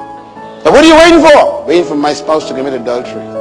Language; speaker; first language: English; native; English